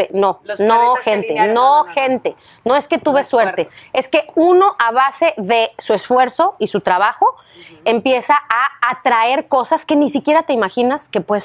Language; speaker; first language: Spanish; native; Spanish